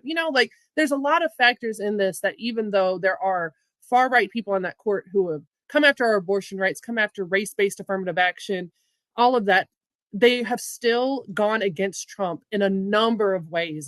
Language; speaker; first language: English; native; English